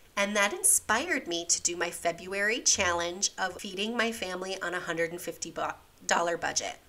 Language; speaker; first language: English; native; English